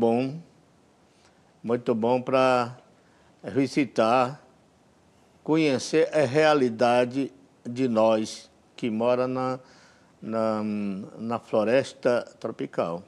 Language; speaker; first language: Portuguese; non-native, local second language; Yanomámi